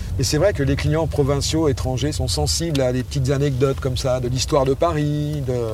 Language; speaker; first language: French; native; French